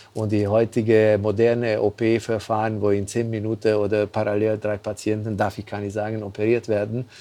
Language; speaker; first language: German; non-native, fluent; Hungarian